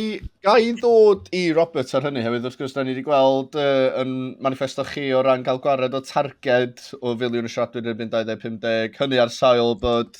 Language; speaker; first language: Welsh; native; Welsh